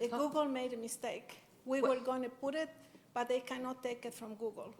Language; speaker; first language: English; non-native, fluent; Spanish